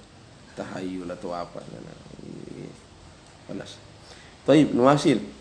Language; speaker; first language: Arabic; non-native, fluent; Indonesian